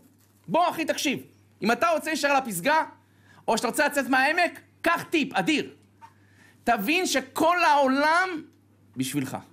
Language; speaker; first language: Hebrew; native; Hebrew